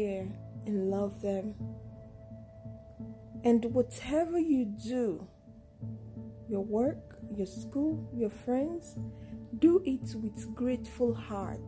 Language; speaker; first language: English; non-native, local second language; Yoruba